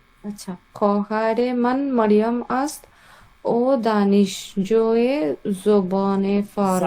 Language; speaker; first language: Persian; non-native, learner; Bangla